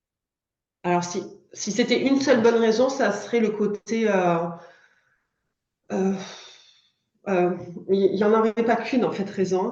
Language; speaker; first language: French; native; French